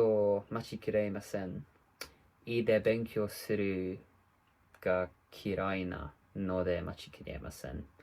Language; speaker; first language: Japanese; non-native, learner; English